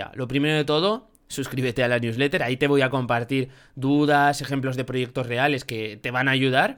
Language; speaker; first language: Spanish; native; Spanish